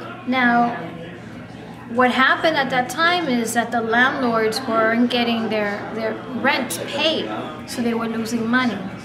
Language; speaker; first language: English; early bilingual, other home language; Spanish